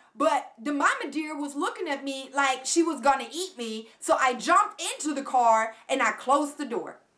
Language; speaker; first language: English; non-native, fluent; German